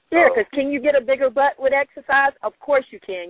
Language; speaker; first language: English; native; English